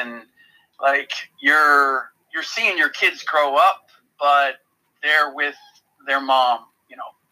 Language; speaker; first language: English; native; English